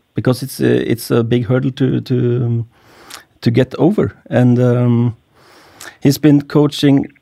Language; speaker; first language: English; non-native, fluent; Norwegian